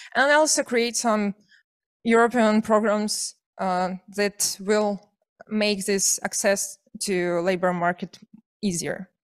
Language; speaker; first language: English; non-native, fluent; Belarusian